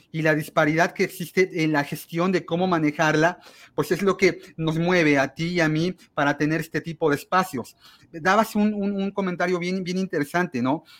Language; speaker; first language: Spanish; native; Spanish